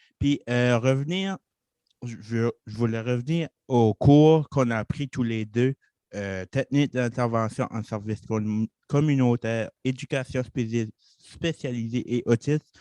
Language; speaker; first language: French; native; French